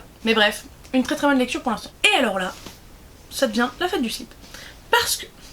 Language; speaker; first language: French; native; French